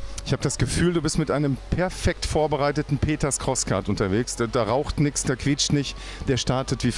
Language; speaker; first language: German; native; German